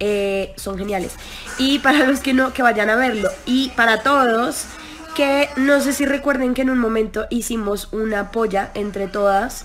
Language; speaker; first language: Spanish; native; Spanish